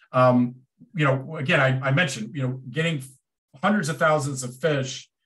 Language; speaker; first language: English; native; English